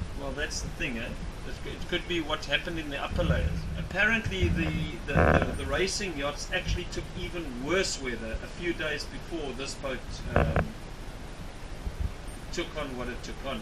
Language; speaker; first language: English; native; English